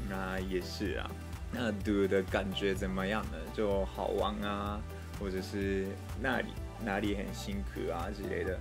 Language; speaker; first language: Chinese; non-native, fluent; Japanese